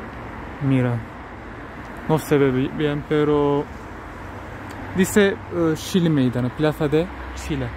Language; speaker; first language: Spanish; non-native, learner; Turkish